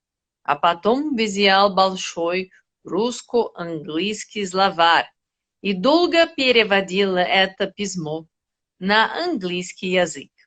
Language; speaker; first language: Russian; non-native, learner; Portuguese